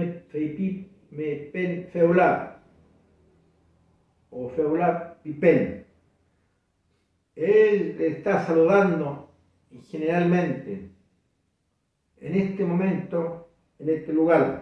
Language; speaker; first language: Spanish; non-native, local second language; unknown